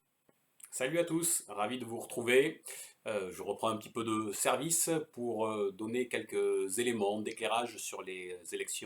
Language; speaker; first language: French; native; French